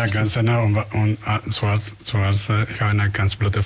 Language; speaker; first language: German; non-native, fluent; Spanish